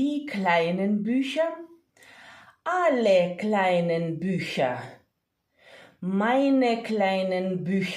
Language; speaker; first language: German; non-native, fluent; Ukrainian